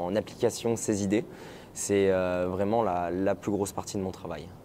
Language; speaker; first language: French; native; French